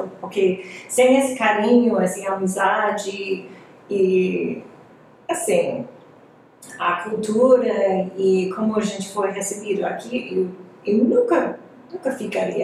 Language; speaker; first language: Portuguese; non-native, fluent; English